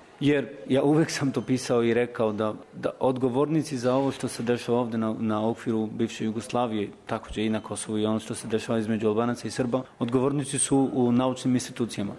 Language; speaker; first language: Serbian; non-native, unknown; Albanian